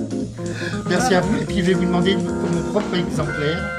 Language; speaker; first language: French; native; French